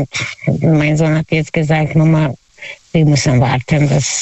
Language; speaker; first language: German; non-native, learner; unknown